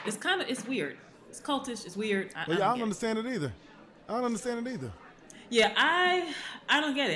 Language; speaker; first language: English; native; English